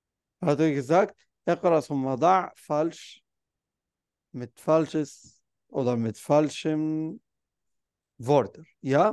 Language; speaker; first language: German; non-native, fluent; Arabic